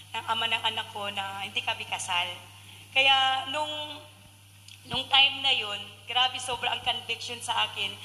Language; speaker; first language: Filipino; native; Filipino